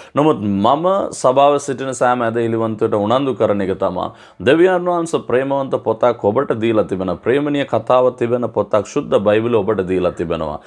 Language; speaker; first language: Sinhala; non-native, local second language; Tamil